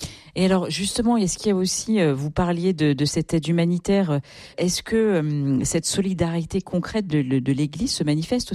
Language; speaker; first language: French; native; French